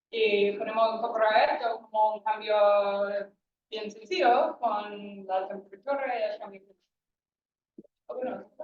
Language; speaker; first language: Spanish; non-native, fluent; English